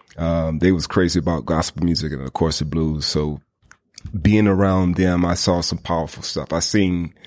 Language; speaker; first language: English; native; English